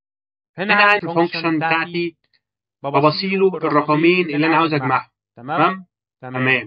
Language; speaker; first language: Arabic; native; Arabic